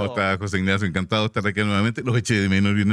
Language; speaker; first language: Spanish; native; Spanish